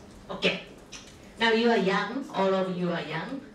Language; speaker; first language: English; non-native, local second language; Japanese